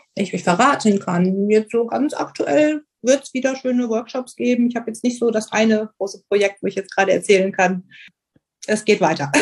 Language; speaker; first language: German; native; German